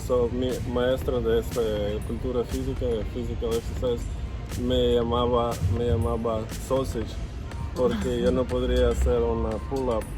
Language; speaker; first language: Spanish; non-native, fluent; Russian